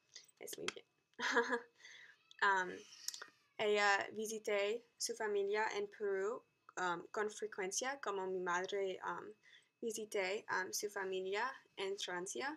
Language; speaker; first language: Spanish; non-native, learner; English